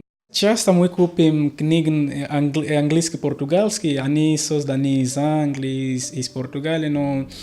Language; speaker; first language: Russian; non-native, learner; Portuguese